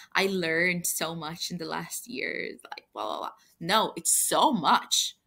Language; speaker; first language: English; non-native, fluent; Portuguese